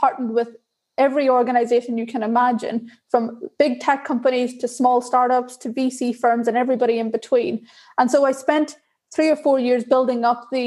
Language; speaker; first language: English; native; English